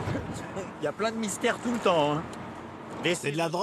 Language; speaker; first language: French; native; French